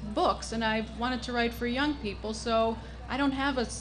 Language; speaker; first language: English; native; English